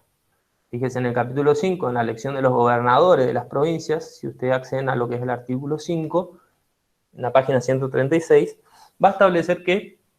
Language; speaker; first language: Spanish; native; Spanish